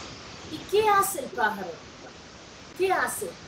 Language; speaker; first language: Spanish; non-native, fluent; English